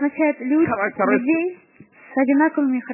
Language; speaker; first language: Russian; native; Russian